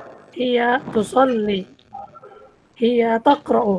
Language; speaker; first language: Arabic; non-native, learner; Indonesian